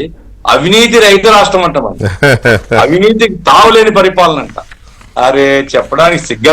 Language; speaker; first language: Telugu; native; Telugu